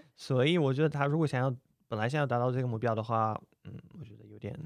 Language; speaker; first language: Chinese; non-native, fluent; Russian